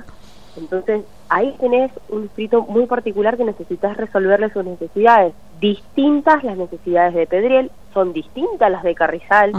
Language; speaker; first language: Spanish; native; Spanish